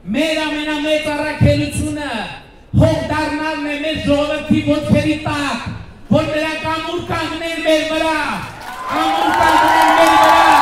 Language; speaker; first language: Armenian; native; Armenian